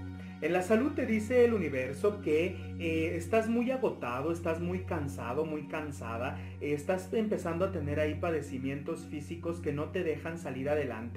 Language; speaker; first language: Spanish; native; Spanish